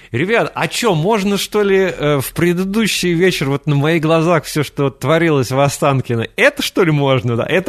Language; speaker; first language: Russian; native; Russian